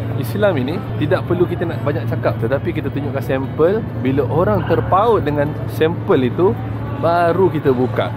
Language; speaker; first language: Malay; native; Malay